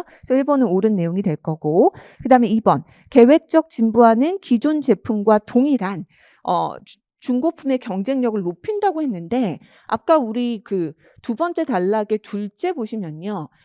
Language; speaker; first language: Korean; native; Korean